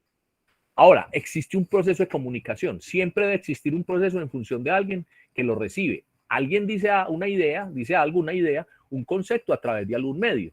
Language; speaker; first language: Spanish; native; Spanish